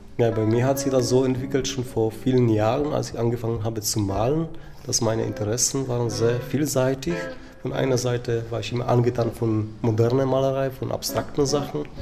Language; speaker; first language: German; non-native, fluent; Polish